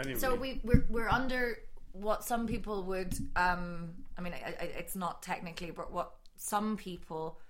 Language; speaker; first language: English; native; English